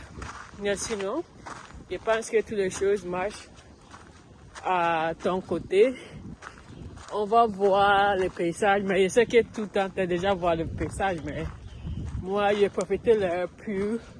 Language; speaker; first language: French; non-native, learner; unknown